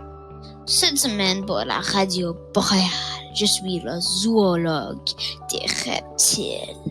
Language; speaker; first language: French; non-native, local second language; English